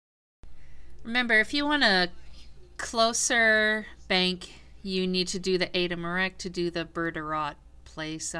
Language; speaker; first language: English; native; English